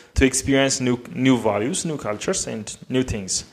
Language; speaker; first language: English; non-native, fluent; Amharic